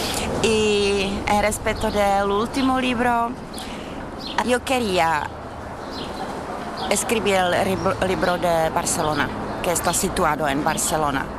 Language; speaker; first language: Spanish; non-native, learner; Czech